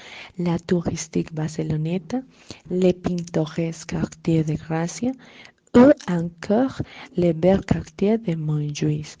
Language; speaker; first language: French; non-native, learner; Spanish